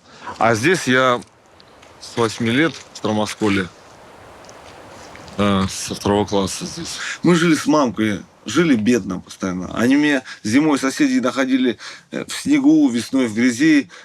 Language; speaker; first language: Russian; native; Russian